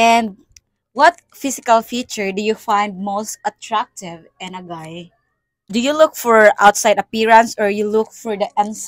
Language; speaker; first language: English; non-native, local second language; Cebuano